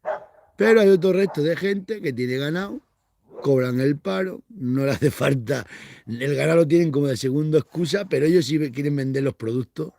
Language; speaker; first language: Spanish; native; Spanish